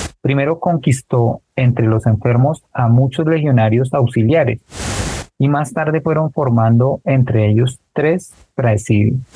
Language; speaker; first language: Spanish; native; Spanish